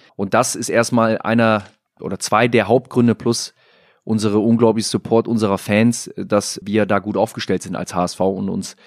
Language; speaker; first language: German; native; German